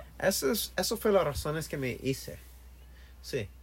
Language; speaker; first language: Spanish; non-native, learner; English